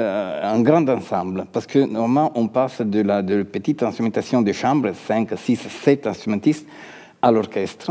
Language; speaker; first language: French; non-native, fluent; Italian